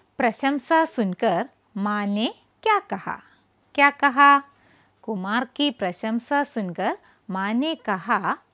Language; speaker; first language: Hindi; non-native, local second language; Malayalam